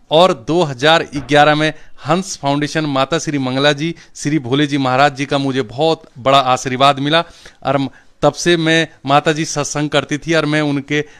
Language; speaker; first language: Hindi; non-native, local second language; Garhwali